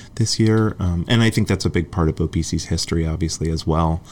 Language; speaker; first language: English; native; English